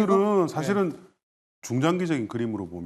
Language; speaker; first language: Korean; native; Korean